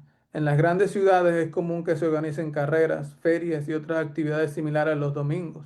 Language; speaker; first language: Spanish; native; Spanish